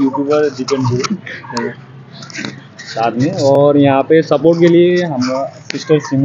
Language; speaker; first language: Hindi; non-native, local second language; Assamese